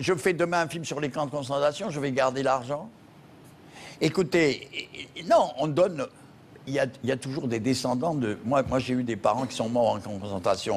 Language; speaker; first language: French; native; French